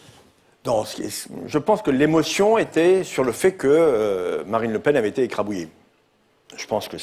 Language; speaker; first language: French; native; French